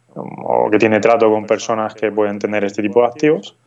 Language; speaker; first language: Spanish; native; Spanish